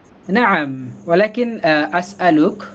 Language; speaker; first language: Arabic; non-native, fluent; Bangla